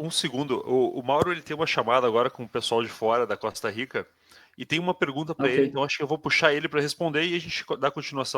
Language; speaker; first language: Portuguese; native; Portuguese